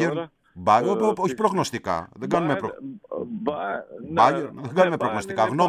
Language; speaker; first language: Greek; native; Greek